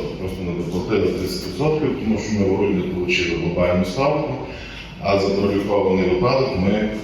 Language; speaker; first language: Ukrainian; native; Ukrainian